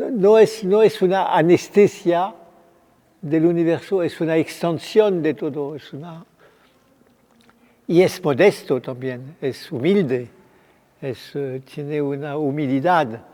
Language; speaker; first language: Spanish; non-native, fluent; French